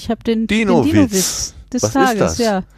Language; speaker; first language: German; native; German